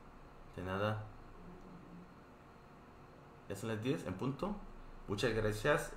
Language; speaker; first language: Spanish; non-native, fluent; Korean